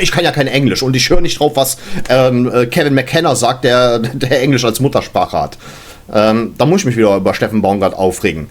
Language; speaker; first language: German; native; German